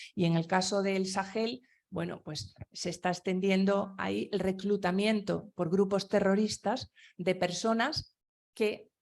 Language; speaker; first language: Spanish; non-native, local second language; Galician